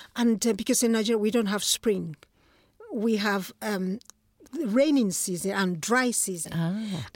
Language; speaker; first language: English; non-native, local second language; Igbo